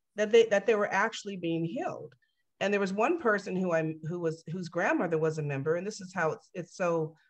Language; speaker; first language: English; native; English